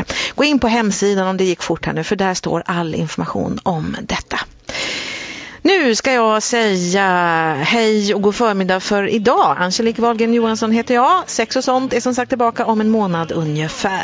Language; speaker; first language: Swedish; native; Swedish